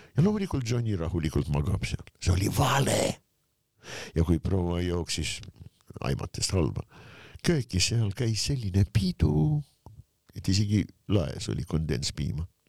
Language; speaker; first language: Estonian; non-native, local second language; Russian